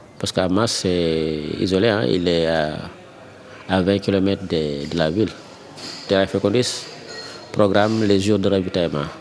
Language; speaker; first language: French; non-native, local second language; Wolof